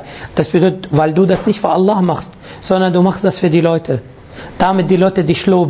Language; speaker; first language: German; non-native, fluent; Arabic